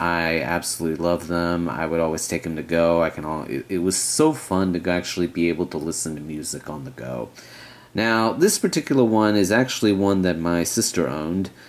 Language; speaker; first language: English; native; English